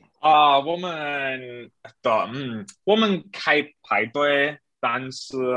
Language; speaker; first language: Chinese; non-native, learner; German